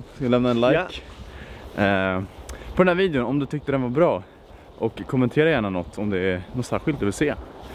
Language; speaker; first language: Swedish; native; Swedish